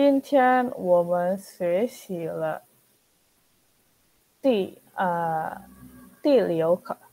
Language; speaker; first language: Chinese; non-native, learner; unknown